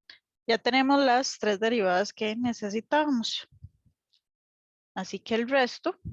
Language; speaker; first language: Spanish; native; Spanish